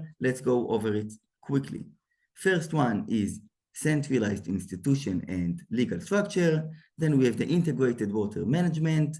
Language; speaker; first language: English; non-native, fluent; Hebrew